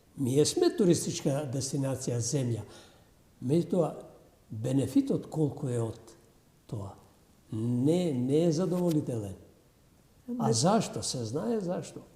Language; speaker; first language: Macedonian; non-native, local second language; Albanian